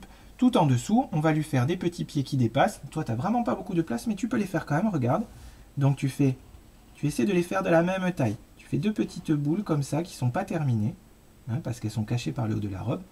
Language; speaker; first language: French; native; French